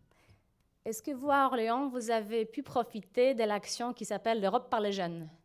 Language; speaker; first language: French; non-native, fluent; Polish